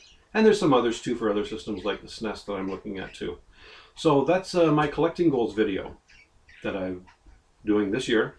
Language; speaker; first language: English; native; English